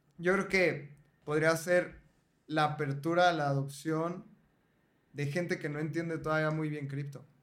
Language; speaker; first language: Spanish; native; Spanish